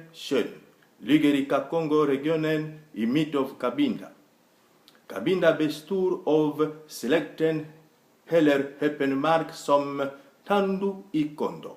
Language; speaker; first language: Swedish; non-native, fluent; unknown